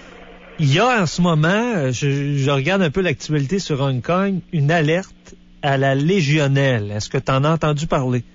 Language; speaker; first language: French; native; French